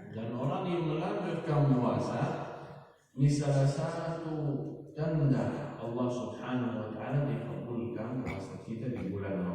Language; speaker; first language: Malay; non-native, learner; Arabic